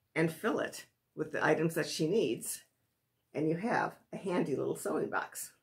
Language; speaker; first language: English; native; English